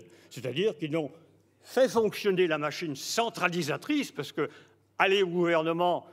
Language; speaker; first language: French; native; French